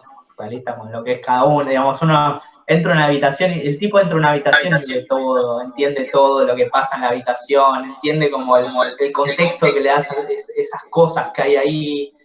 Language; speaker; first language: Spanish; native; Spanish